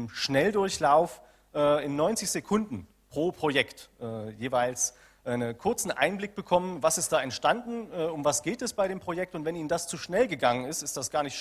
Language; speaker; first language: German; native; German